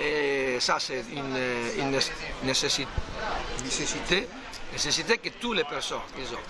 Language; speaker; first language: French; non-native, learner; Italian